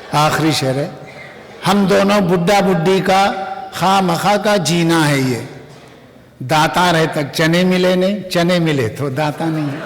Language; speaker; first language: Urdu; native; Urdu